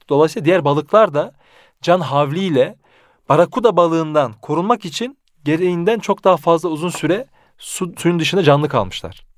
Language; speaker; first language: Turkish; early bilingual, heritage; Turkish